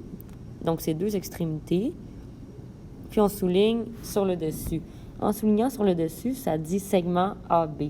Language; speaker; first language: French; native; French